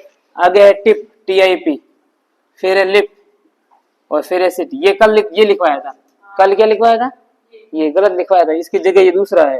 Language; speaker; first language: Hindi; native; Hindi